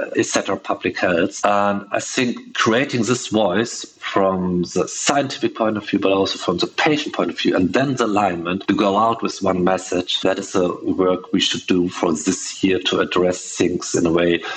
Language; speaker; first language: English; non-native, fluent; German